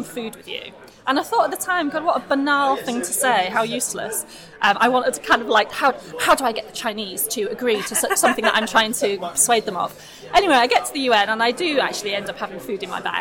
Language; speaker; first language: English; native; English